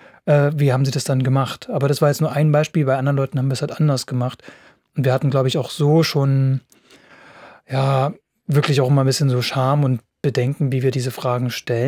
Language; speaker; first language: German; native; German